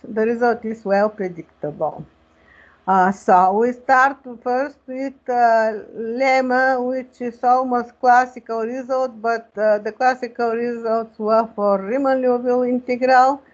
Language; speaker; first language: English; non-native, fluent; Bulgarian